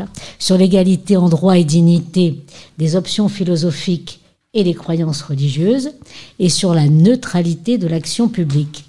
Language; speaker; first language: French; native; French